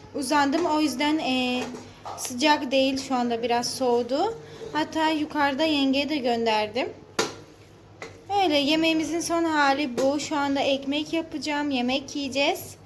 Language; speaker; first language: Turkish; native; Turkish